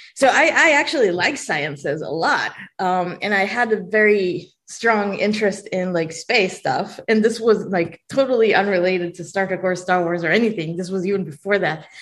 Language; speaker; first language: English; non-native, fluent; Hebrew